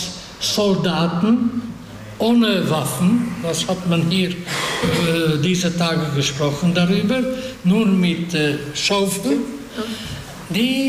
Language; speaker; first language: German; non-native, fluent; Hungarian